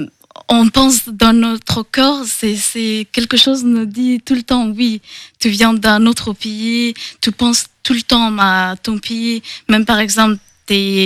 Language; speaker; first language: French; non-native, fluent; Persian